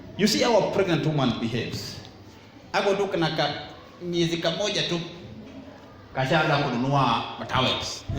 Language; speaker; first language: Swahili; non-native, local second language; Luo (Kenya and Tanzania)